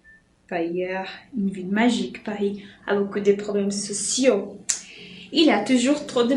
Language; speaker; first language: French; non-native, fluent; Portuguese